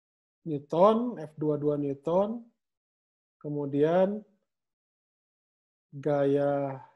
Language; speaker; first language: Indonesian; native; Indonesian